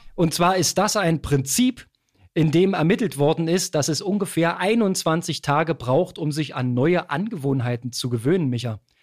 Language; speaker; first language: German; native; German